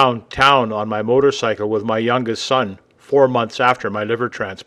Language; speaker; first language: English; native; English